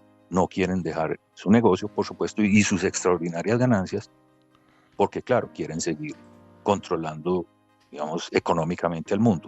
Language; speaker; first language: Spanish; native; Spanish